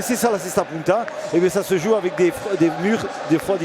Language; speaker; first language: French; native; French